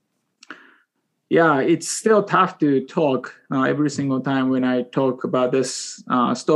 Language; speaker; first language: English; non-native, fluent; Japanese